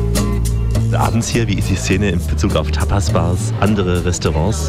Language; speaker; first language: German; native; German